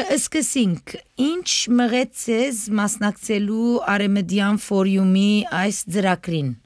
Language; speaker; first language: Armenian; early bilingual, heritage; Armenian